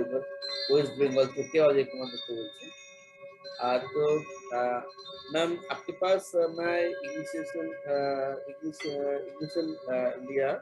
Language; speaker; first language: Hindi; non-native, local second language; Bangla